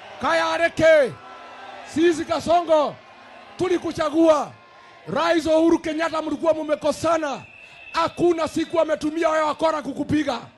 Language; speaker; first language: Swahili; non-native, local second language; Kikuyu